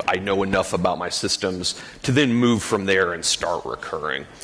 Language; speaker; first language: English; native; English